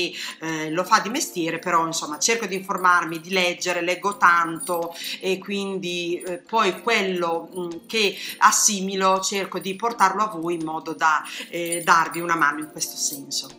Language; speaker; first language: Italian; native; Italian